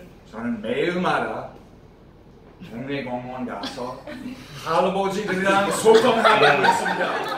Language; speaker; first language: Korean; non-native, fluent; English